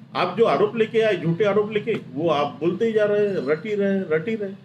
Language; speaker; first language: Hindi; non-native, local second language; Marathi